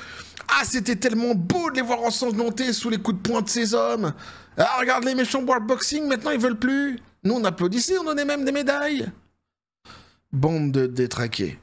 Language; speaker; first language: French; native; French